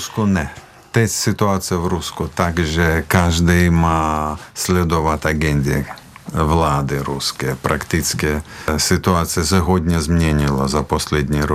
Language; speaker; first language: Czech; non-native, fluent; Belarusian